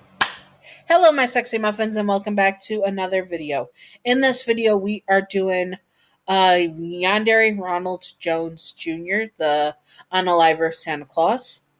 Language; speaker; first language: English; native; English